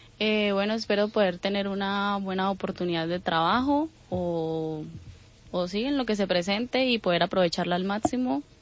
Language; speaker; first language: Spanish; native; Spanish